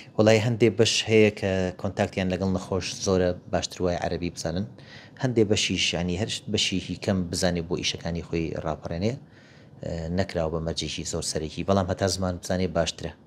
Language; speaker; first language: Central Kurdish; native; Central Kurdish